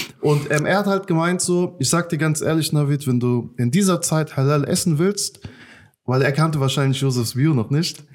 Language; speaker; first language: German; early bilingual, other home language; Persian